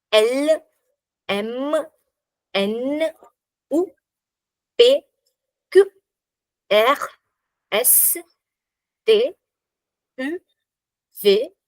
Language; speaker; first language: French; non-native, fluent; English